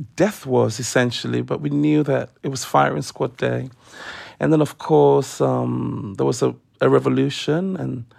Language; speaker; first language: English; non-native, local second language; Akan